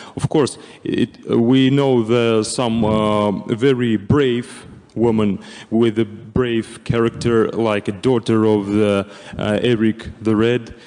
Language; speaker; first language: English; non-native, fluent; Russian